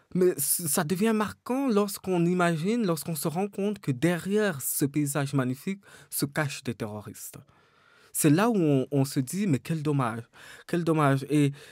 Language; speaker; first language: French; native; French